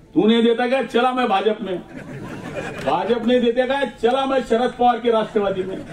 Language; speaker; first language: Hindi; non-native, local second language; Marathi